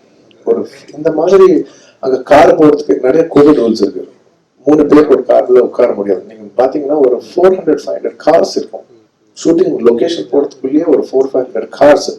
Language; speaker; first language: Tamil; non-native, local second language; Telugu